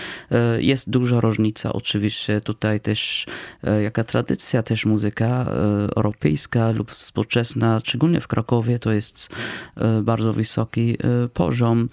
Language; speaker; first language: Polish; non-native, fluent; Arabic